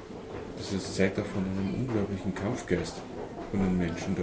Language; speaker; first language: German; native; German